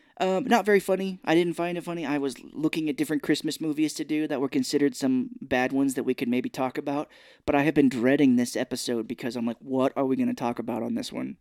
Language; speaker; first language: English; native; English